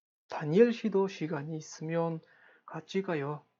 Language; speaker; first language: Korean; non-native, fluent; Kazakh